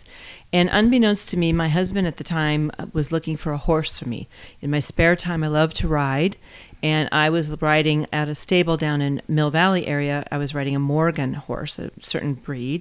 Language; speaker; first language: English; native; English